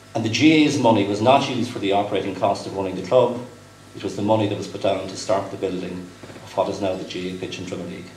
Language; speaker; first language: English; native; English